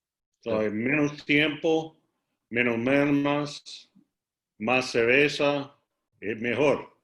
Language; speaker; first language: Spanish; non-native, learner; English